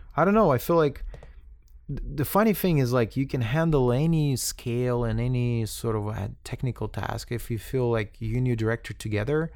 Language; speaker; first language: English; non-native, fluent; Russian